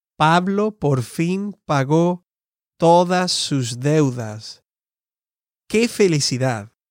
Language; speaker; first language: Spanish; non-native, fluent; English